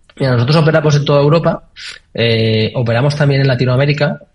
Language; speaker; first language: Spanish; native; Spanish